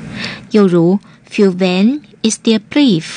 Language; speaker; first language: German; non-native, fluent; Chinese